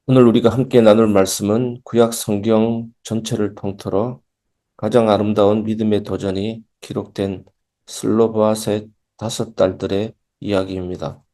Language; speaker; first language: Korean; native; Korean